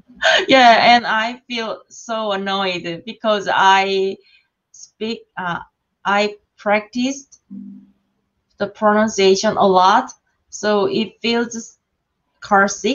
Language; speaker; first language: English; non-native, learner; Korean